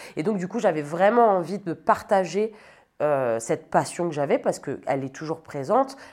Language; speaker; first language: French; native; French